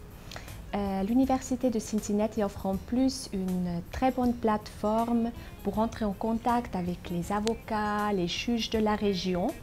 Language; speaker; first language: French; non-native, local second language; German